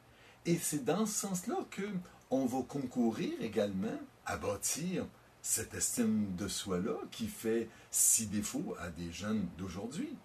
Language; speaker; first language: French; native; French